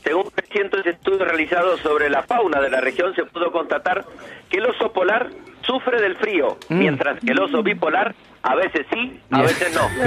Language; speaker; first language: Spanish; native; Spanish